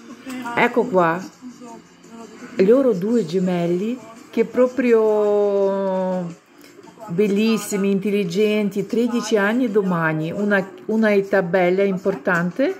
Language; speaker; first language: Italian; non-native, fluent; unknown